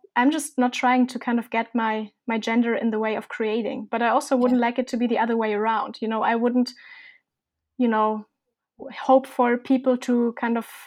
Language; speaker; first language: English; non-native, fluent; German